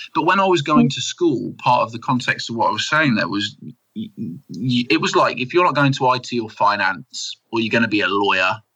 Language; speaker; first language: English; native; English